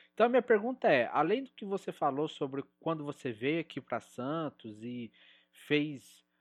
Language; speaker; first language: Portuguese; native; Portuguese